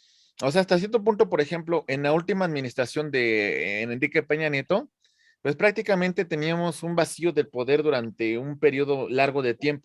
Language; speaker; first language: Spanish; native; Spanish